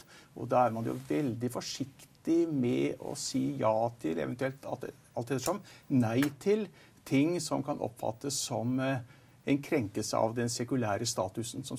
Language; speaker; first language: Norwegian; native; Norwegian